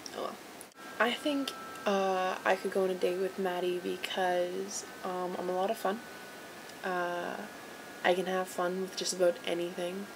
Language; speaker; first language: English; native; English